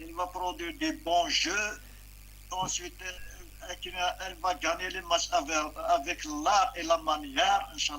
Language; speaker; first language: French; non-native, local second language; Kabyle